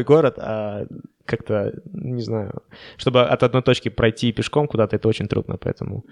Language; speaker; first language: Russian; native; Russian